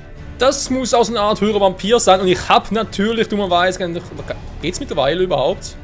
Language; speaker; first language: German; native; German